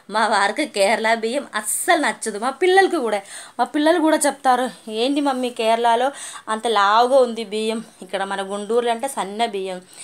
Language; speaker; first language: Telugu; non-native, learner; Malayalam